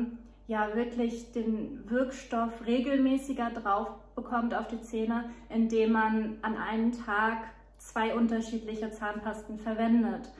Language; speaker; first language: German; native; German